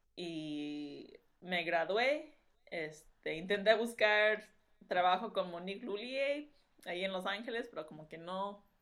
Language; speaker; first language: Spanish; early bilingual, heritage; Spanish